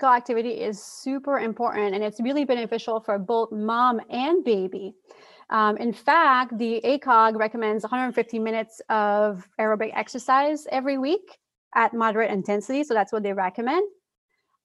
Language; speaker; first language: English; non-native, fluent; French